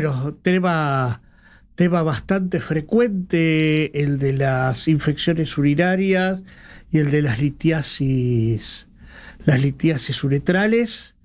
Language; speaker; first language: Spanish; native; Spanish